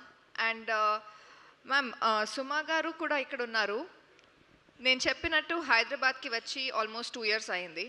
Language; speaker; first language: Telugu; non-native, local second language; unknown